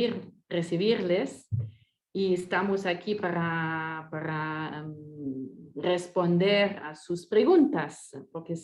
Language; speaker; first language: Spanish; non-native, fluent; French